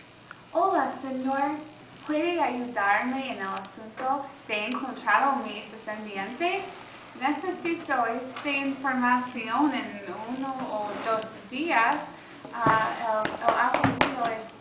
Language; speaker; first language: Spanish; non-native, learner; English